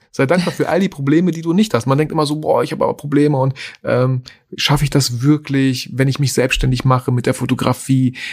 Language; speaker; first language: German; early bilingual, other home language; Russian